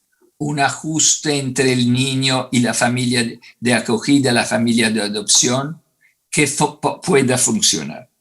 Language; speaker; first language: Spanish; non-native, fluent; Italian